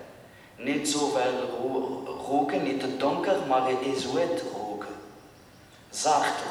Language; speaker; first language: Dutch; non-native, learner; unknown